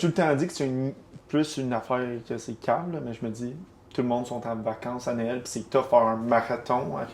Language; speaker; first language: French; native; French